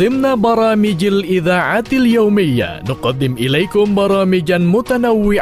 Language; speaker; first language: Arabic; non-native, fluent; Indonesian